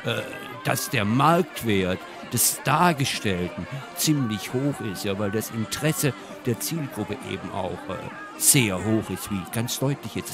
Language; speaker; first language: German; native; German